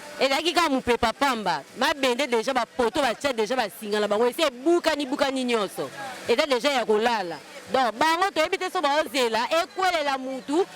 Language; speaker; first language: Lingala; native; Lingala